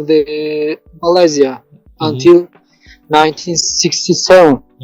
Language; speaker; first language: English; non-native, learner; Tajik